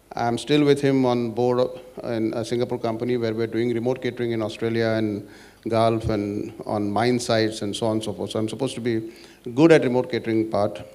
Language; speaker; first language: English; non-native, local second language; Marathi